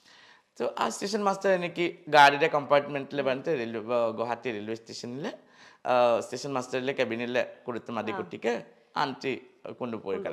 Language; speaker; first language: Malayalam; non-native, learner; Assamese